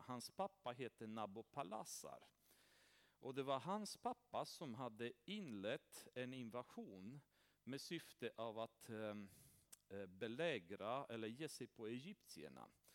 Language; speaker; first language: Swedish; non-native, fluent; Romanian